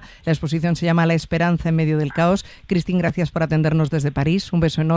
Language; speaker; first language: Spanish; native; Spanish